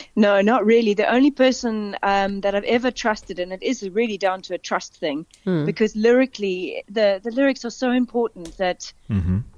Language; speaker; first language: English; native; English